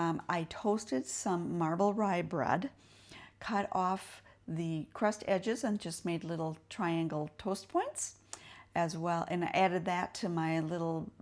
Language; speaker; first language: English; native; English